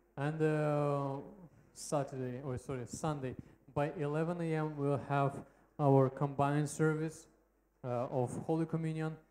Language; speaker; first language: English; non-native, fluent; Russian